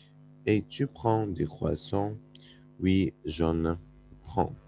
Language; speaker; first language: French; non-native, fluent; Arabic